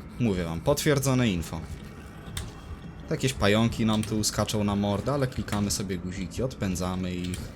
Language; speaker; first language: Polish; native; Polish